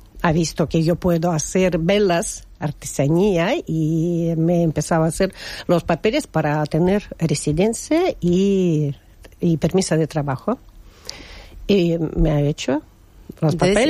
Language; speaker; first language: Spanish; non-native, learner; Russian